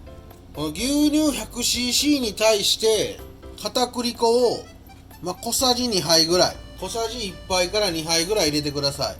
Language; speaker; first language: Japanese; native; Japanese